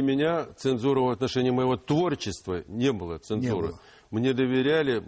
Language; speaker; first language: Russian; non-native, local second language; Ukrainian